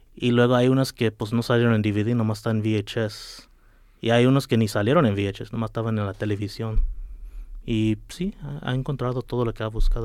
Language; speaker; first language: Spanish; early bilingual, heritage; Spanish